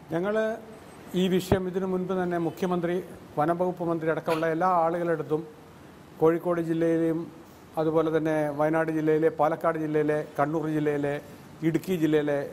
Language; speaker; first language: Malayalam; native; Malayalam